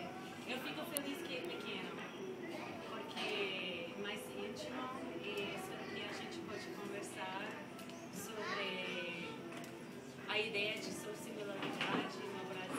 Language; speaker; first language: Portuguese; non-native, learner; English